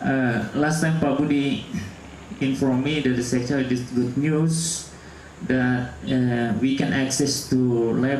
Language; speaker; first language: English; non-native, local second language; Indonesian